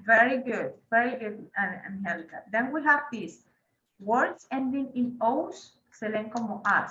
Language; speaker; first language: English; non-native, fluent; Spanish